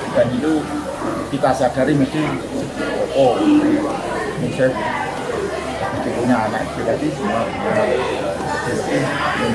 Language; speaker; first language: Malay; non-native, local second language; Javanese